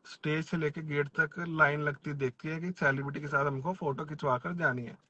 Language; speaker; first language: Hindi; non-native, local second language; Punjabi